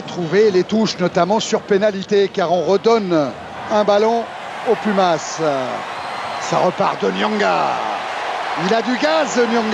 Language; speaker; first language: French; native; French